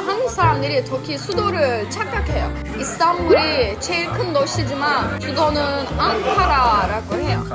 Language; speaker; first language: Korean; non-native, fluent; Turkish